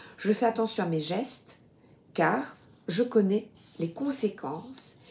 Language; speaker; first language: French; native; French